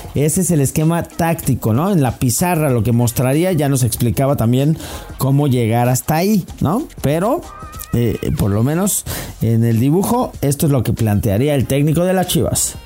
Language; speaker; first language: Spanish; native; Spanish